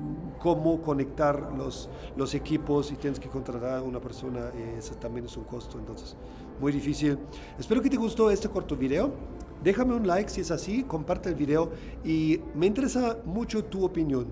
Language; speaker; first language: Spanish; non-native, fluent; German